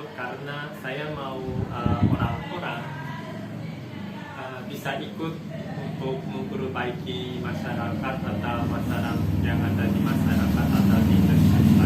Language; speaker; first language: Indonesian; non-native, fluent; Japanese